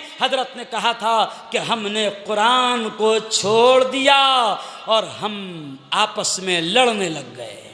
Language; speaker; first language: Urdu; native; Urdu